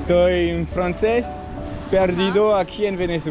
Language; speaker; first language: Spanish; non-native, learner; French